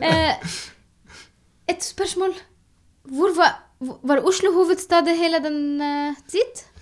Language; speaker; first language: Norwegian; non-native, learner; Arabic